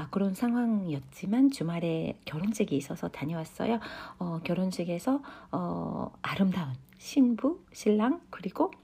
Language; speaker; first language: Korean; non-native, fluent; Japanese